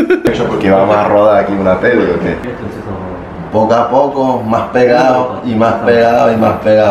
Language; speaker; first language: Spanish; native; Spanish